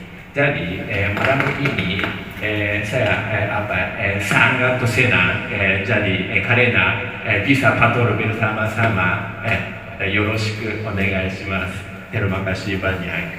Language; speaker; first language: Indonesian; non-native, learner; Japanese